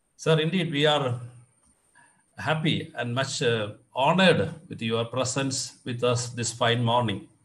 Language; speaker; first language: English; non-native, local second language; Malayalam